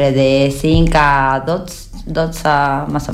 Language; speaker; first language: Catalan; non-native, learner; Spanish